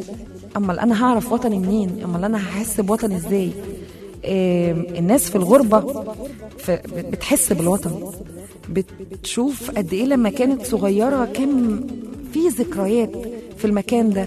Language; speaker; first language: Arabic; native; Arabic